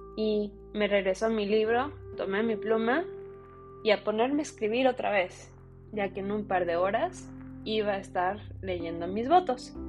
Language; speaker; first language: Spanish; early bilingual, heritage; Spanish